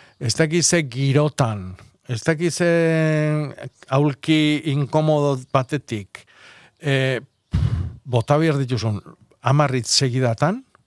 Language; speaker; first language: Basque; native; Basque